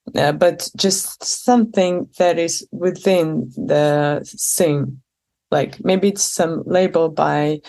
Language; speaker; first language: English; non-native, fluent; Russian